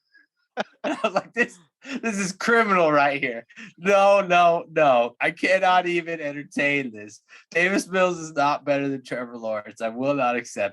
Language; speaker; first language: English; native; English